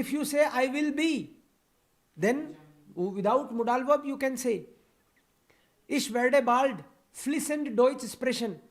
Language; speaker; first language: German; non-native, fluent; Hindi